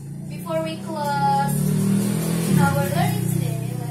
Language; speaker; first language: English; non-native, fluent; Indonesian